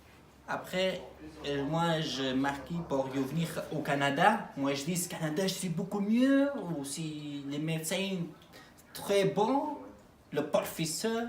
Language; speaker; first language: French; non-native, learner; Arabic